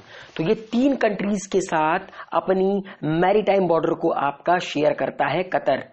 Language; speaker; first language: Hindi; native; Hindi